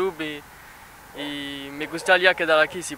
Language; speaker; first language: Spanish; non-native, learner; French